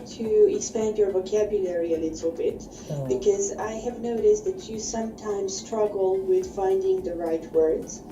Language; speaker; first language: English; non-native, fluent; Bosnian